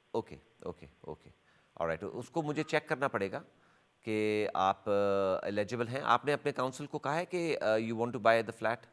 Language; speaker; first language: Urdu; early bilingual, heritage; Urdu